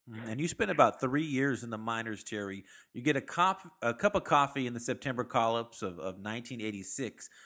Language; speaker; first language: English; native; English